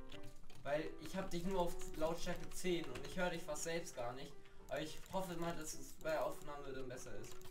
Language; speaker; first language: German; native; German